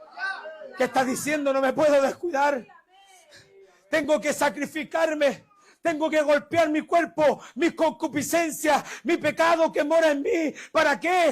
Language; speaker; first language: Spanish; native; Spanish